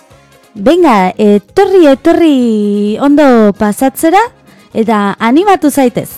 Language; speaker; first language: Basque; non-native, learner; Spanish